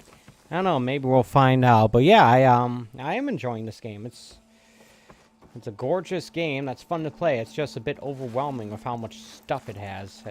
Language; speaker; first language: English; native; English